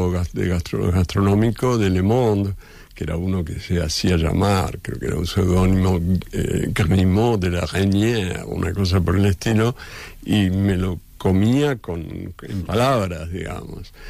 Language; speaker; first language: Spanish; native; Spanish